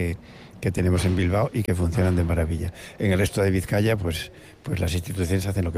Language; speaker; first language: Spanish; native; Spanish